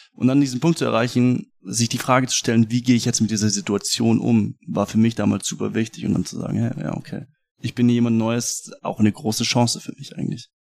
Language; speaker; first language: German; native; German